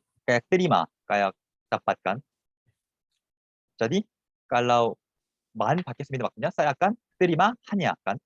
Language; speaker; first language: Indonesian; non-native, fluent; Korean